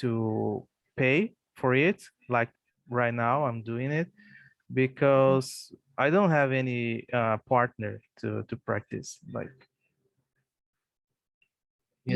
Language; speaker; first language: English; non-native, fluent; Portuguese